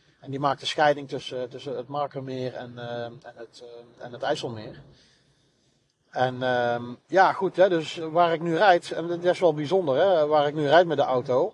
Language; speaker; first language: Dutch; native; Dutch